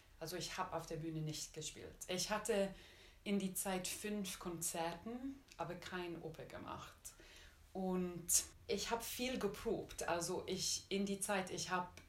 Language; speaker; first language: German; non-native, learner; Czech